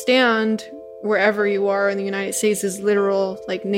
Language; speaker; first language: English; native; English